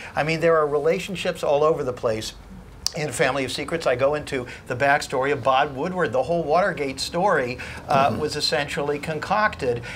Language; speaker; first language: English; native; English